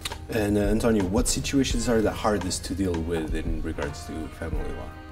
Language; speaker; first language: English; early bilingual, other home language; Portuguese